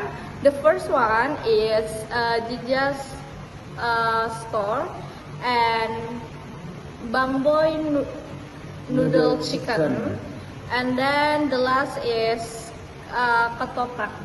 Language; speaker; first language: English; non-native, learner; Indonesian